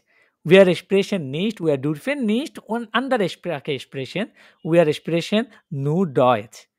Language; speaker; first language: German; non-native, learner; Bangla